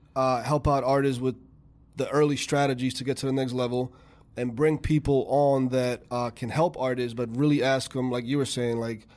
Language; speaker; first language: English; early bilingual, other home language; Slovak